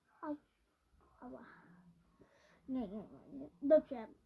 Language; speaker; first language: Polish; early bilingual, heritage; Polish